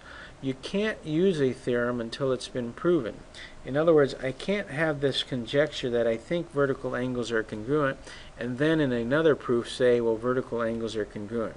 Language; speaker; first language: English; native; English